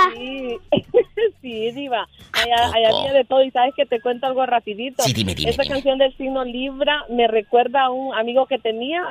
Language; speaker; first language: Spanish; native; Spanish